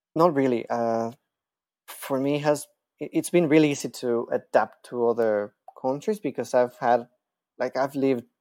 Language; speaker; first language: English; non-native, fluent; Spanish